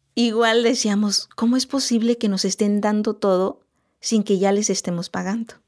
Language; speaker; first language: Spanish; non-native, local second language; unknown